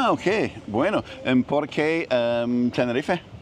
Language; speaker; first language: Spanish; non-native, learner; English